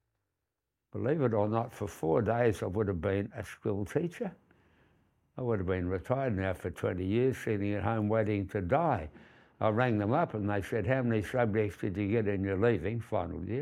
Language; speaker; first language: English; native; English